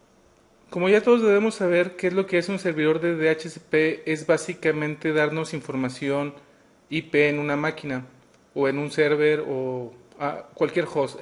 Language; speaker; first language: Spanish; native; Spanish